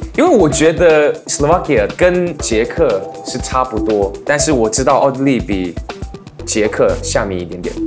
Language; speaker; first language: Chinese; non-native, fluent; Cantonese